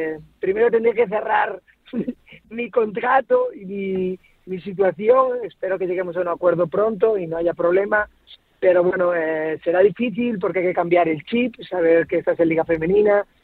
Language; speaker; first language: Spanish; native; Spanish